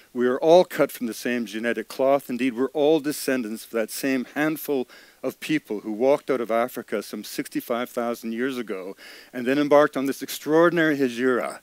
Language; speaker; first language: English; native; English